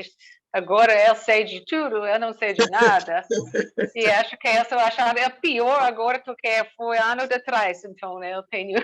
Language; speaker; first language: Portuguese; non-native, learner; English